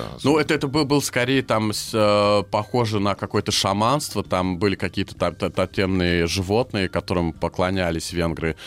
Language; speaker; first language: Russian; non-native, fluent; Hungarian